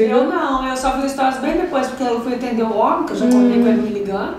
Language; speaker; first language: Portuguese; native; Portuguese